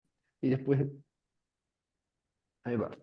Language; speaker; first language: Portuguese; non-native, fluent; Spanish